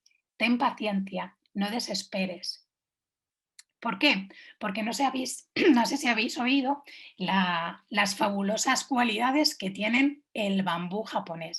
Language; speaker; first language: Spanish; native; Spanish